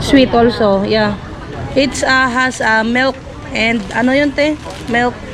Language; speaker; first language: English; non-native, local second language; Filipino